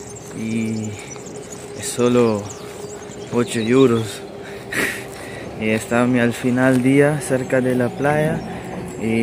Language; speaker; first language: Spanish; non-native, learner; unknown